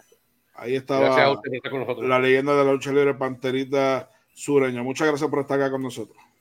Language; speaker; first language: Spanish; native; Spanish